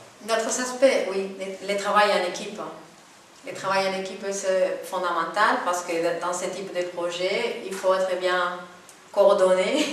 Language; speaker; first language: French; non-native, fluent; Spanish